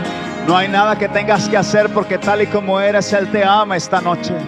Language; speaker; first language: Spanish; native; Spanish